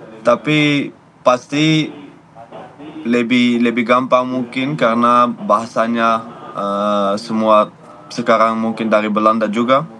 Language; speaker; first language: Indonesian; non-native, fluent; Dutch